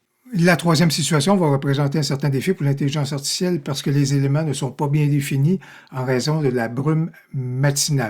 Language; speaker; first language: French; native; French